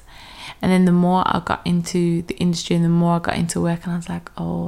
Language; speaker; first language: English; native; English